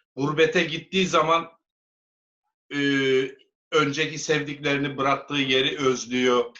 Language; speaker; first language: Turkish; native; Turkish